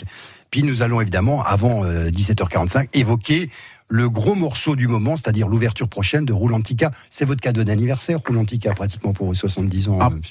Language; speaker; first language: French; native; French